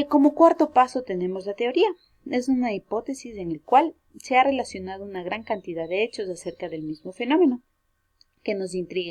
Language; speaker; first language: Spanish; native; Spanish